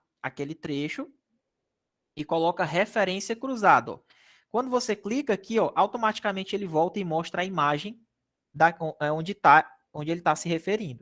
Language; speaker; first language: Portuguese; native; Portuguese